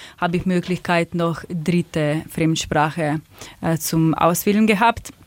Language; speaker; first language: German; non-native, learner; Slovenian